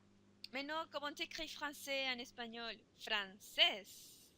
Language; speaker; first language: French; non-native, fluent; Spanish